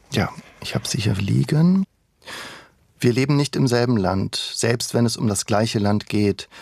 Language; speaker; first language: German; early bilingual, other home language; Bosnian